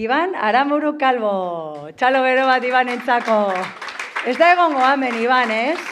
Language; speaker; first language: Basque; native; Basque